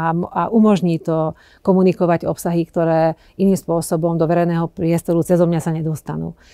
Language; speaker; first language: Slovak; non-native, local second language; Hungarian